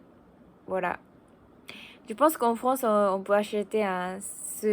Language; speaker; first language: French; non-native, learner; Japanese